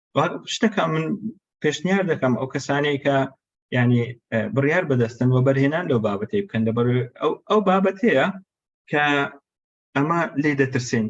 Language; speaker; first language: Central Kurdish; non-native, local second language; Kurdish